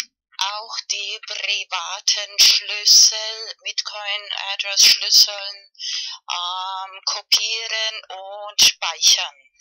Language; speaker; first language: German; non-native, fluent; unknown